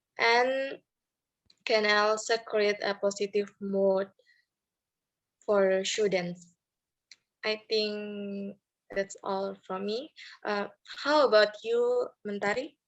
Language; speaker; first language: English; non-native, fluent; Indonesian